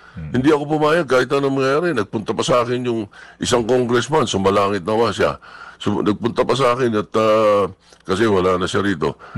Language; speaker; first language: Filipino; native; Filipino